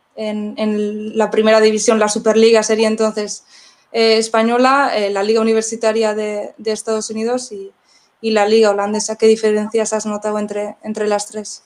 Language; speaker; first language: Spanish; non-native, local second language; Basque